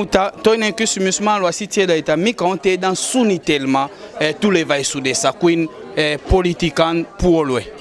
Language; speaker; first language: Finnish; non-native, fluent; Lingala